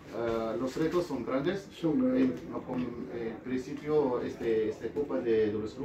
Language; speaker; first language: Spanish; non-native, learner; Arabic